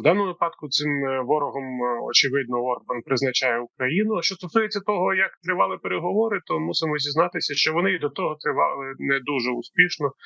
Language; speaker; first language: Ukrainian; native; Ukrainian